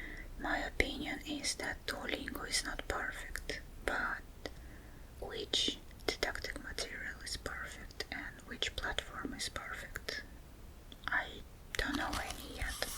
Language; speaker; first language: English; non-native, fluent; Russian